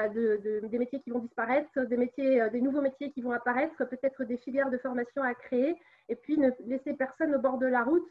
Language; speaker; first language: French; native; French